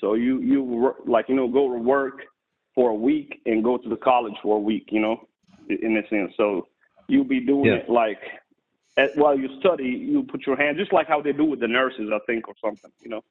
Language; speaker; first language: English; non-native, fluent; Arabic